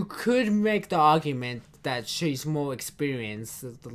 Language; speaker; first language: English; native; English